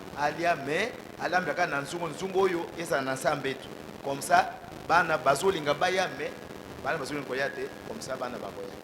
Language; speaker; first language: Lingala; native; Lingala